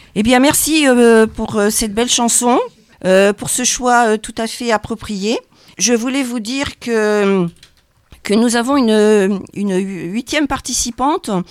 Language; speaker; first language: French; native; French